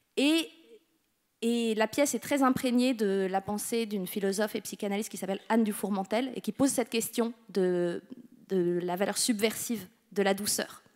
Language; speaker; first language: French; native; French